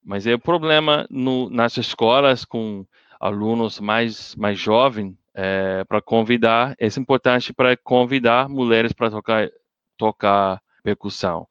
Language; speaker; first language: Portuguese; non-native, learner; English